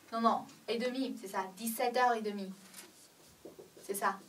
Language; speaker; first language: French; non-native, learner; Chinese